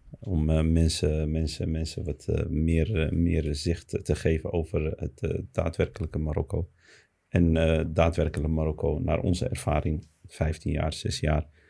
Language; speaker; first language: Dutch; early bilingual, other home language; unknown